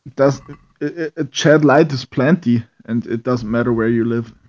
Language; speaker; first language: English; non-native, fluent; German